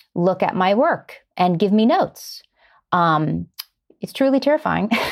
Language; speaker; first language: English; native; English